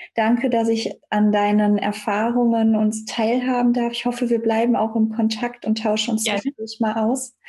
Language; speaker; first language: German; native; German